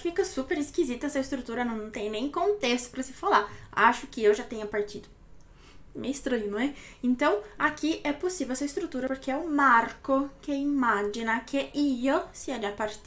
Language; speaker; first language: Portuguese; native; Portuguese